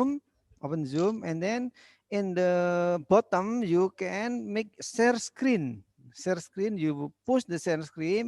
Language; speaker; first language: English; non-native, learner; Indonesian